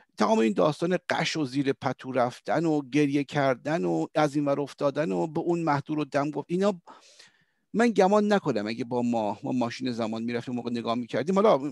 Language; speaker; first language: Persian; early bilingual, heritage; Persian